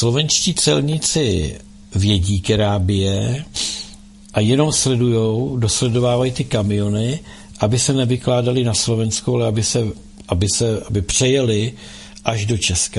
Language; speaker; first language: Czech; native; Czech